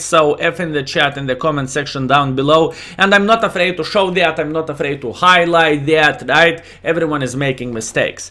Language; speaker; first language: English; non-native, fluent; Lithuanian